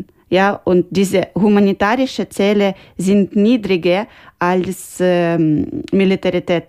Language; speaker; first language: German; non-native, learner; Ukrainian